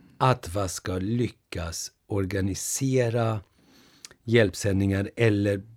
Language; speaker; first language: Swedish; early bilingual, other home language; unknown